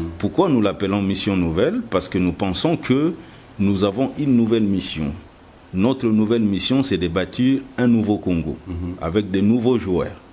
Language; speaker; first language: French; non-native, local second language; Lingala